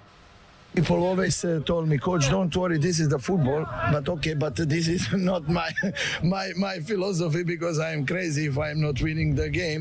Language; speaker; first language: English; non-native, learner; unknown